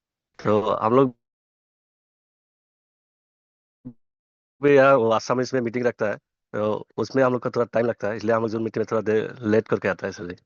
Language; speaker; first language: Hindi; non-native, local second language; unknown